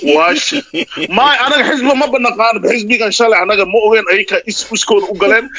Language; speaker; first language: Somali; non-native, local second language; Maay